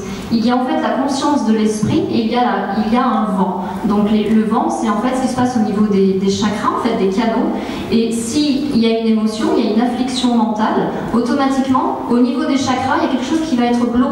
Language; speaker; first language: French; native; French